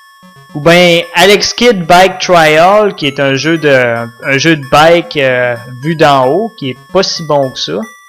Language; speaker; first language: French; native; French